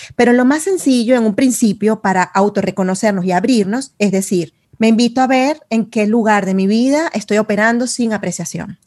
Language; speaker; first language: Spanish; native; Spanish